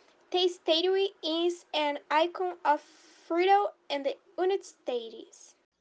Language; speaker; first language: English; non-native, learner; Portuguese